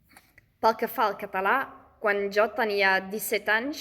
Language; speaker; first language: Catalan; non-native, fluent; German